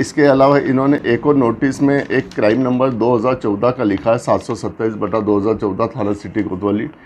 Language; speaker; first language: Hindi; native; Hindi